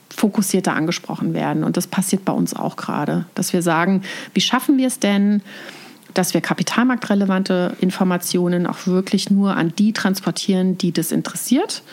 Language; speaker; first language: German; native; German